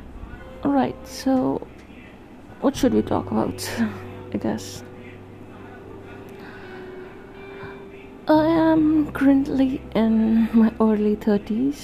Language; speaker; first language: English; non-native, local second language; Hindi